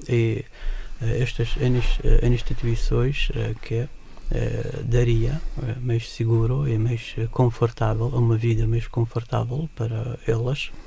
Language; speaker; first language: Portuguese; non-native, learner; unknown